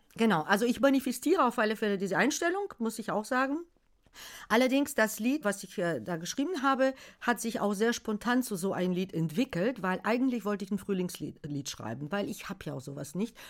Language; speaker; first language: German; non-native, fluent; Bulgarian